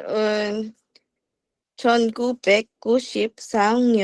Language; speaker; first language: Korean; non-native, learner; Filipino